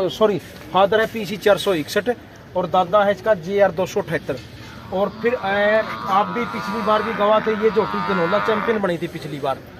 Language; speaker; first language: Hindi; native; Hindi